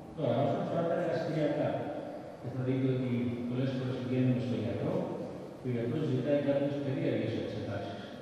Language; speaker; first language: Greek; native; Greek